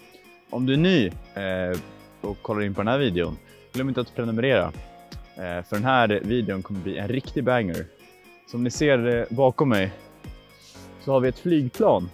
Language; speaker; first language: Swedish; native; Swedish